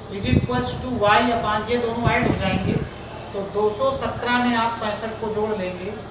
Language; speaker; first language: Hindi; native; Hindi